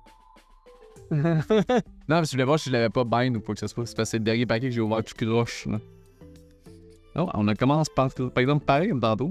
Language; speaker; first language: French; native; French